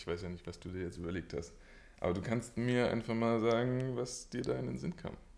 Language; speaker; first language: German; native; German